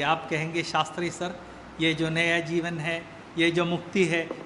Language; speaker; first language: Hindi; native; Hindi